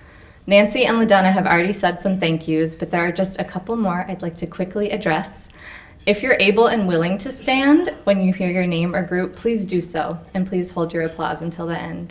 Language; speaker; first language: English; native; English